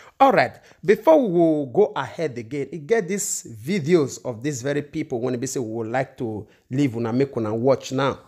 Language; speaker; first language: Nigerian Pidgin; non-native, local second language; Igbo